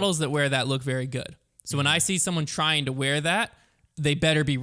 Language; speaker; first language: English; native; English